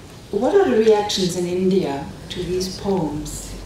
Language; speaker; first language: English; non-native, fluent; German